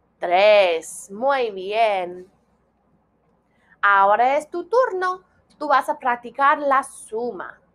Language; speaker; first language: Spanish; non-native, fluent; English